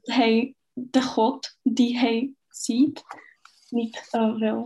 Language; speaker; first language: Dutch; non-native, fluent; Czech